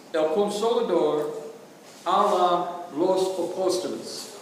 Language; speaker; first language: Spanish; non-native, learner; English